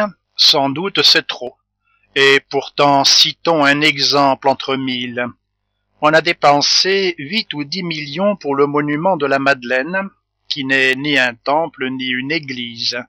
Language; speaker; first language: French; native; French